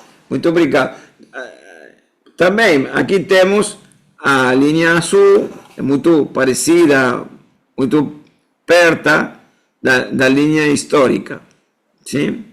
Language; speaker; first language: Portuguese; non-native, fluent; Spanish